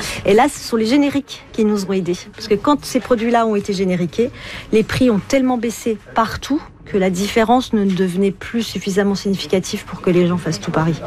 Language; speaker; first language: French; native; French